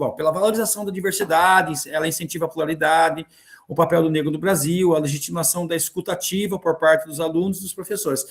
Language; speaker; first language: Portuguese; native; Portuguese